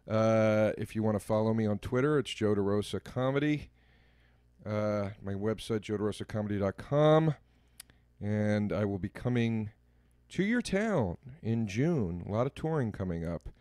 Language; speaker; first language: English; native; English